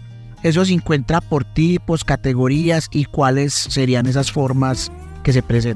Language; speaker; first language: Spanish; native; Spanish